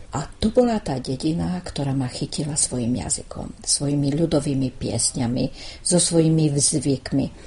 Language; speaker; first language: Slovak; non-native, local second language; Hungarian